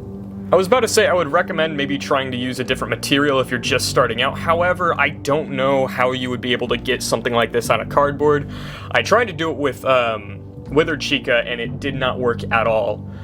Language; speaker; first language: English; native; English